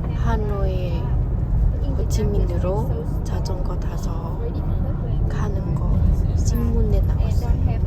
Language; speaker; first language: Korean; non-native, learner; Vietnamese